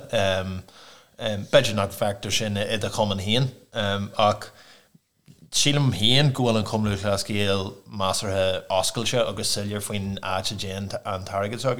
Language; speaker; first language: Irish; non-native, local second language; English